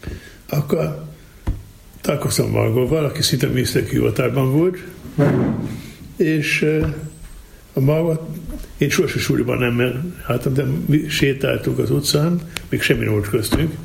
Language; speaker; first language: Hungarian; non-native, learner; German